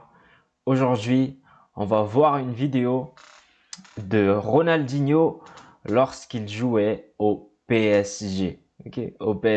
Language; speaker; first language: French; non-native, fluent; Portuguese